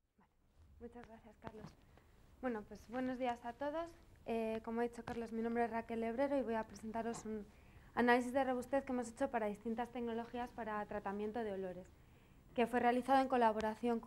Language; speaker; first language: Spanish; native; Spanish